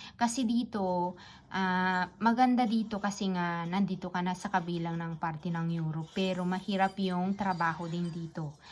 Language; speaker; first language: Filipino; non-native, local second language; Iloko